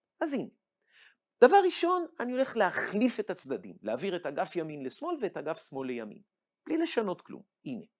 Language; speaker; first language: Hebrew; native; Hebrew